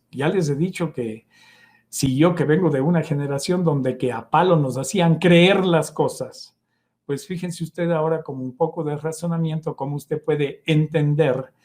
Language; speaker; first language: Spanish; native; Spanish